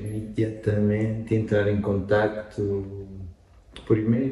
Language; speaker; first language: Portuguese; non-native, local second language; Kabuverdianu